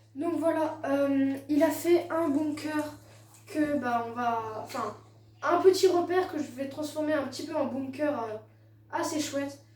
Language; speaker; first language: French; native; French